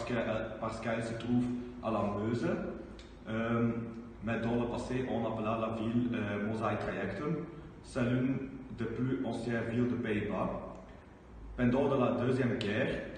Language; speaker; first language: French; non-native, learner; Dutch